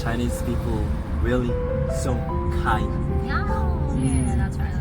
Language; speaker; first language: English; non-native, learner; Korean